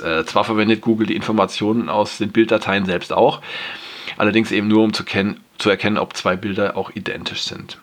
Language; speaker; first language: German; native; German